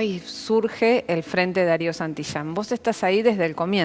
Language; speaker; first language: Spanish; native; Spanish